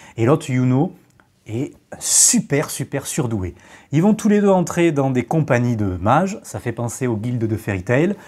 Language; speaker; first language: French; native; French